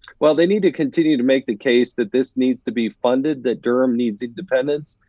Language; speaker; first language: English; native; English